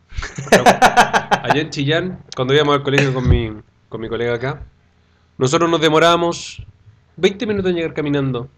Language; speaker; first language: Spanish; non-native, fluent; Swedish